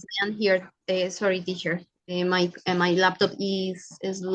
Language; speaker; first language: English; non-native, learner; Spanish